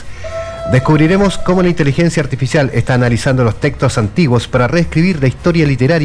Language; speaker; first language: Spanish; native; Spanish